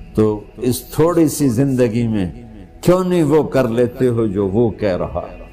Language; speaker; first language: Urdu; non-native, local second language; Punjabi